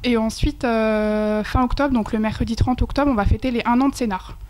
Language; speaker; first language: French; native; French